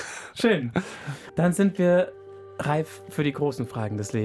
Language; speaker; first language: German; native; German